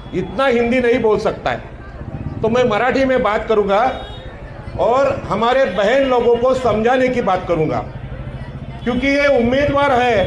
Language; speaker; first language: Hindi; non-native, local second language; Marathi